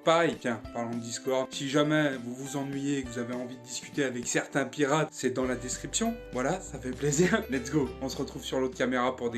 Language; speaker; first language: French; native; French